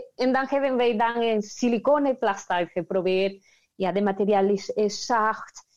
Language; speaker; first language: Dutch; non-native, learner; Spanish